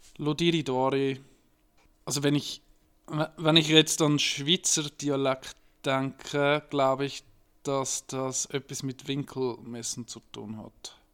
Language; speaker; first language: German; native; German